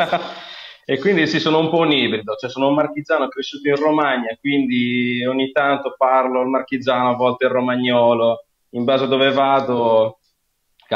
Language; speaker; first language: Italian; native; Italian